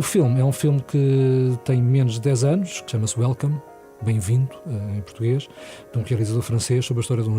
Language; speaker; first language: Portuguese; native; Portuguese